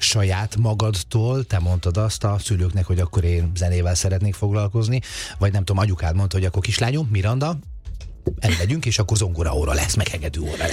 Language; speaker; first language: Hungarian; native; Hungarian